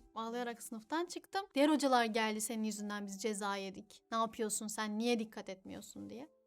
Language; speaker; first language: Turkish; early bilingual, other home language; Chinese